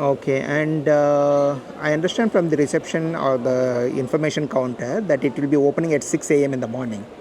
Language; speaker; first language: English; non-native, local second language; Telugu